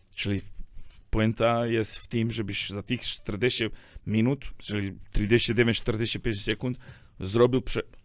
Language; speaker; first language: Polish; non-native, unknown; Serbian